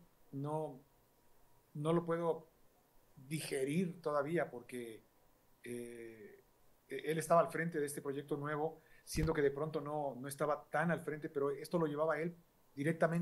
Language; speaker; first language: Spanish; native; Spanish